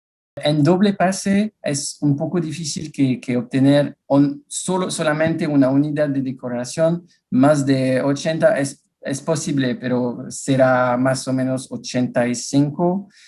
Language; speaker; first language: Spanish; non-native, fluent; French